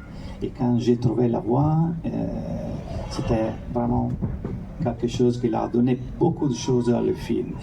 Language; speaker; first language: French; non-native, fluent; Italian